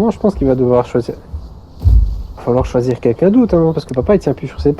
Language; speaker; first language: French; native; French